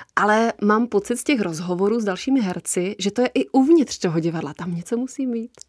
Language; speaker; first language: Czech; native; Czech